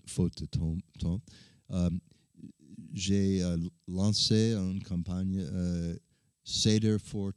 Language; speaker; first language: French; non-native, learner; English